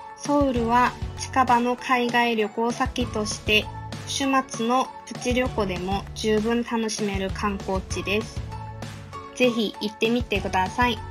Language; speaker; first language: Japanese; non-native, fluent; Korean